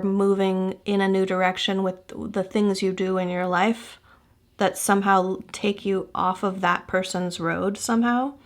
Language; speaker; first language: English; native; English